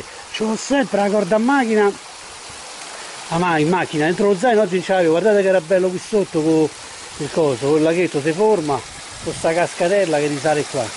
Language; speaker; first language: Italian; native; Italian